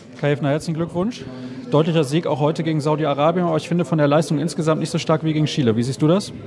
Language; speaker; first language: German; native; German